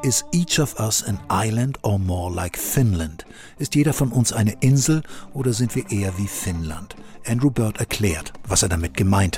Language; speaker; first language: German; native; German